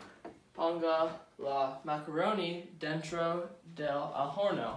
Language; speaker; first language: Spanish; non-native, learner; English